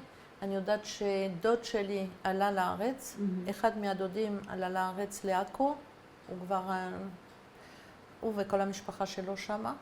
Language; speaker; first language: Hebrew; non-native, fluent; French